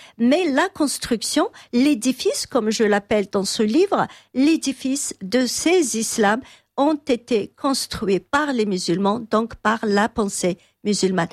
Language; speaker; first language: French; non-native, local second language; Arabic